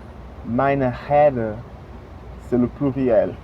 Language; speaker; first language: French; non-native, fluent; Portuguese